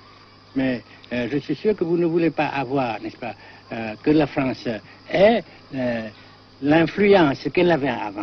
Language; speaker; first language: French; non-native, fluent; Vietnamese